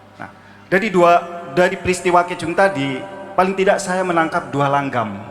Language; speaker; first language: Indonesian; non-native, local second language; Madurese